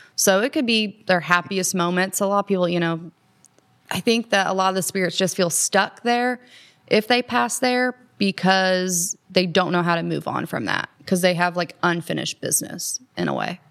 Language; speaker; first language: English; native; English